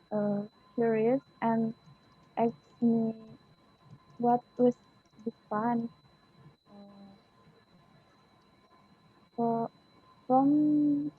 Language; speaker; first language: English; non-native, learner; Indonesian